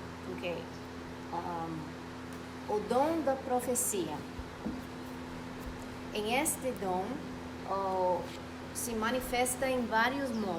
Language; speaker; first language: Portuguese; non-native, fluent; Spanish